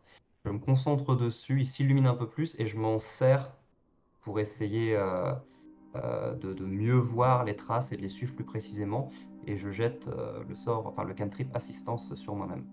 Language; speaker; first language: French; native; French